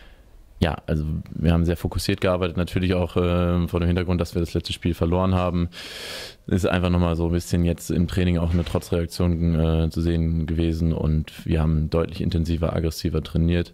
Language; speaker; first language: German; native; German